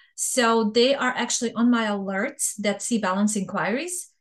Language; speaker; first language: English; non-native, fluent; Bosnian